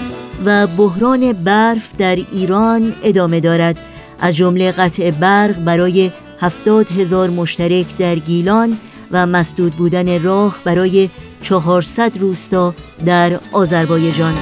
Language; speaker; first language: Persian; native; Persian